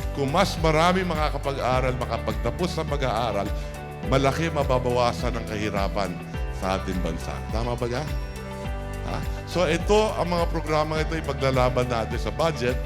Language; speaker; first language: Filipino; native; Filipino